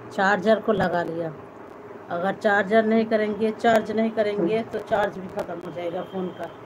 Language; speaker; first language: Hindi; non-native, local second language; Bangla